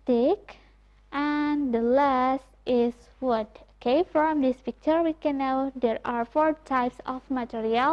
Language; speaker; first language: English; non-native, fluent; Indonesian